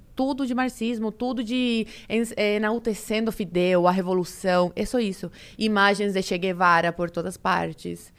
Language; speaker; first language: Portuguese; early bilingual, other home language; Spanish